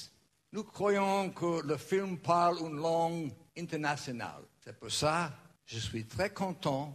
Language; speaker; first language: French; non-native, fluent; English